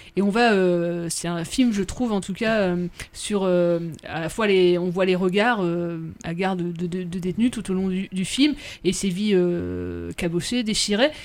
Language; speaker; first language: French; native; French